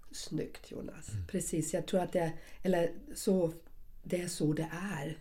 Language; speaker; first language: Swedish; non-native, fluent; German